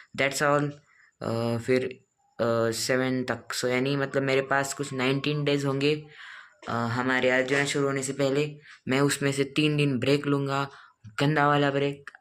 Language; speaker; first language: Hindi; non-native, local second language; Marathi